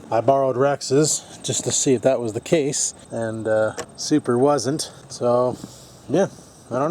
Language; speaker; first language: English; native; English